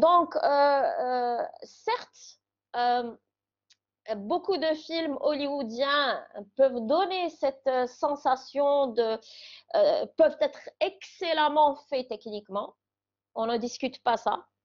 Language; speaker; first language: French; non-native, local second language; Arabic